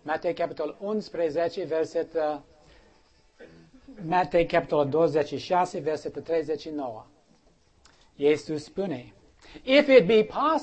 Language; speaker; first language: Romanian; non-native, learner; English